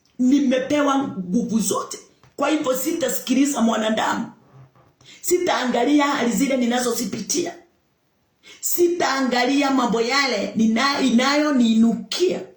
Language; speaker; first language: Swahili; non-native, local second language; Kikuyu